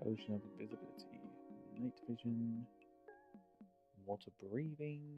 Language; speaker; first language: English; native; English